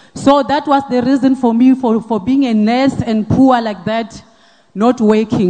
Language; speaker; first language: English; non-native, local second language; Northern Sotho